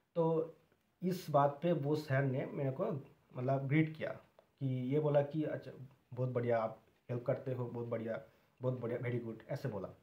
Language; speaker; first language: Hindi; non-native, local second language; Bangla